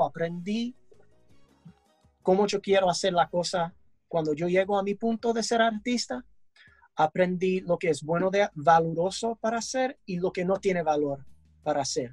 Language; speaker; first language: Spanish; early bilingual, heritage; English